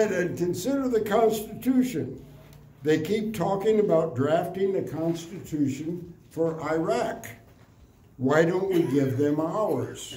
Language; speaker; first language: English; native; English